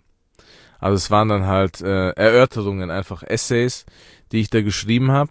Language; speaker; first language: German; early bilingual, other home language; Persian